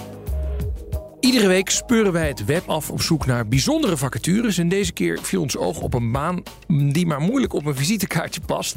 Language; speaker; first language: Dutch; native; Dutch